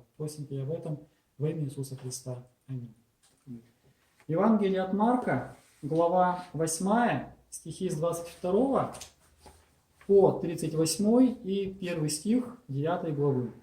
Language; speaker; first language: Russian; native; Russian